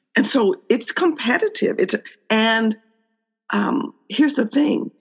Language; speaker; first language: English; native; English